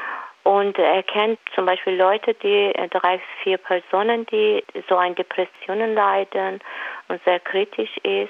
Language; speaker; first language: German; non-native, fluent; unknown